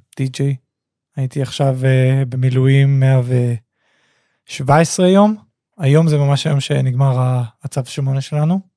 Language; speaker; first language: Hebrew; native; Hebrew